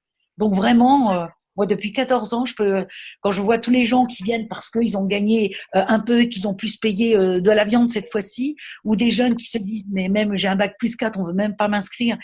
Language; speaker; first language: French; native; French